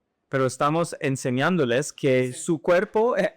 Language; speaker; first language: Spanish; non-native, fluent; English